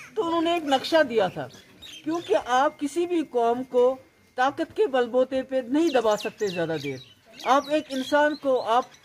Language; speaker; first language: Urdu; non-native, local second language; Kashmiri